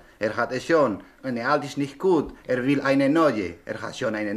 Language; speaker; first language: German; non-native, learner; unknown